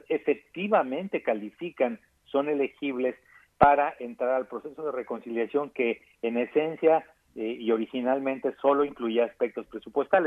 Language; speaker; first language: Spanish; native; Spanish